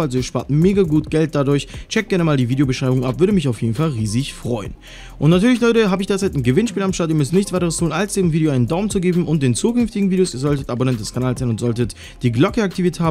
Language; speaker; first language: German; native; German